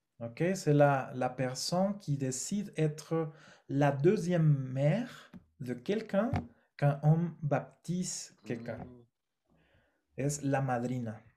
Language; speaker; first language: French; non-native, fluent; Spanish